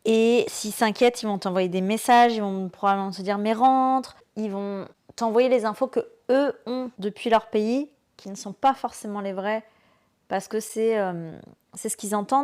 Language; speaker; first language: French; native; French